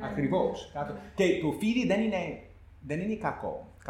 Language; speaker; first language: Greek; non-native, fluent; English